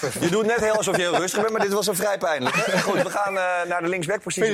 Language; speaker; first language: Dutch; native; Dutch